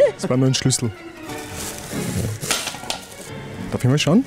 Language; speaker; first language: German; native; German